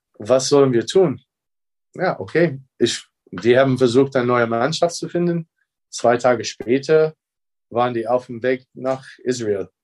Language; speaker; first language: German; non-native, fluent; English